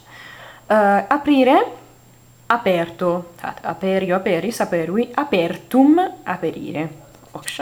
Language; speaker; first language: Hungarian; non-native, learner; Italian